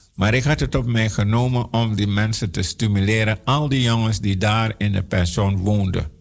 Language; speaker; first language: Dutch; non-native, local second language; Sranan Tongo